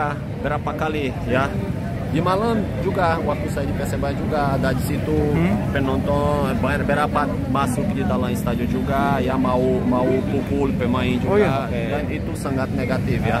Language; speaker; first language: Indonesian; non-native, fluent; Portuguese